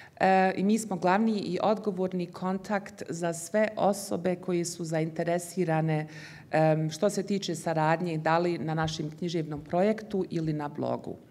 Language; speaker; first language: Bosnian; early bilingual, heritage; Bosnian